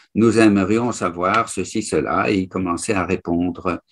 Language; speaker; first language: French; native; French